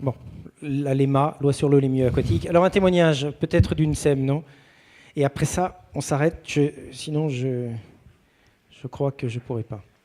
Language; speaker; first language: French; native; French